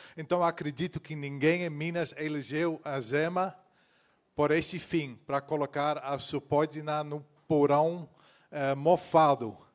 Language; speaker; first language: Portuguese; non-native, fluent; Dutch